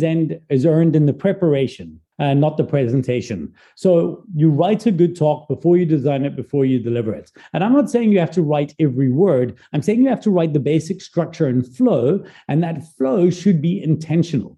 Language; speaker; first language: English; native; English